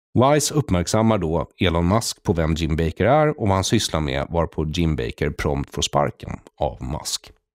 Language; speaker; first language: Swedish; native; Swedish